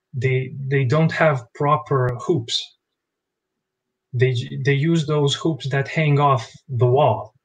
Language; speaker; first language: English; non-native, fluent; Bosnian